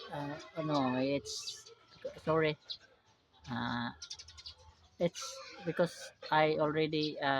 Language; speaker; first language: English; non-native, learner; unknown